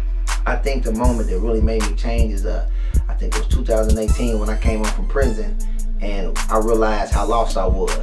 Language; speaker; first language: English; native; English